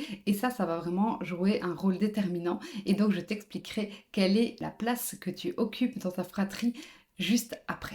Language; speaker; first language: French; native; French